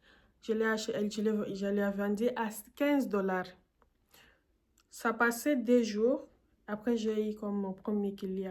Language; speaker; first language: French; non-native, fluent; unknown